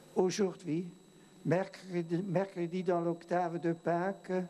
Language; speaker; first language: French; non-native, fluent; German